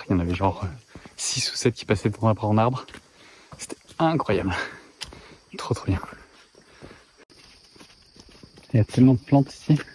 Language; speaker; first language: French; native; French